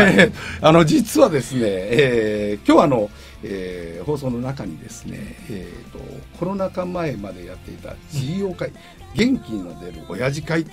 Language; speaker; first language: Japanese; native; Japanese